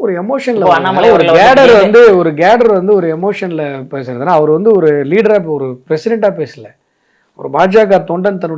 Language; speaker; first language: Tamil; native; Tamil